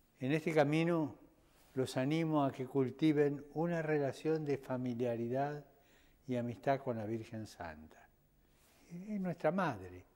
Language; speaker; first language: Spanish; native; Spanish